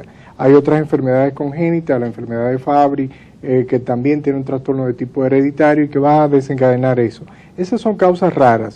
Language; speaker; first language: Spanish; native; Spanish